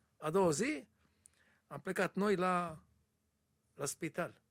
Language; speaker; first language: Romanian; non-native, learner; Hebrew